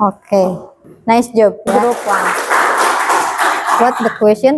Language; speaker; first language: English; non-native, learner; Indonesian